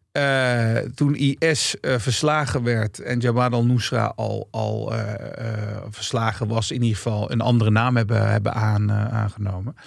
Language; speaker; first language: Dutch; early bilingual, other home language; Turkish